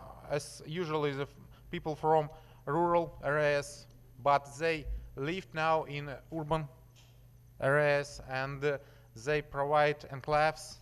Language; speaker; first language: English; non-native, learner; Russian